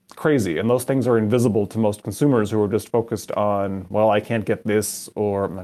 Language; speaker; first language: English; native; English